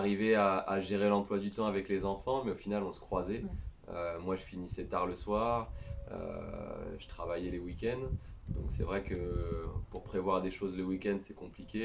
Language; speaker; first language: French; native; French